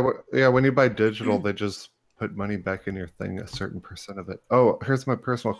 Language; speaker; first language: English; native; English